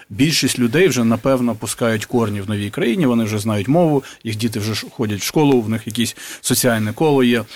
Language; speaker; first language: Ukrainian; native; Ukrainian